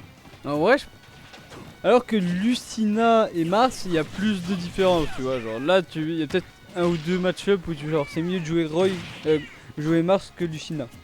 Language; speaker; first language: French; native; French